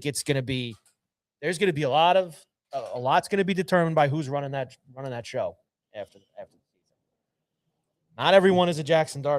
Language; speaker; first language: English; native; English